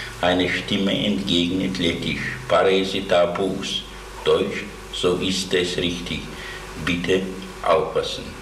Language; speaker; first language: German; non-native, fluent; Latvian